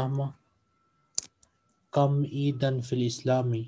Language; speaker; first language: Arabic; non-native, fluent; Urdu